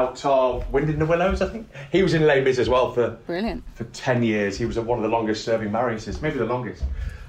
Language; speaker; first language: English; native; English